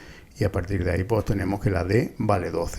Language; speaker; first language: Spanish; native; Spanish